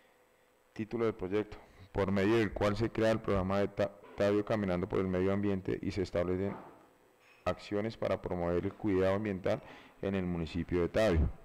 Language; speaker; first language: Spanish; native; Spanish